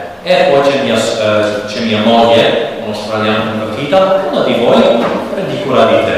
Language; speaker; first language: Italian; non-native, learner; English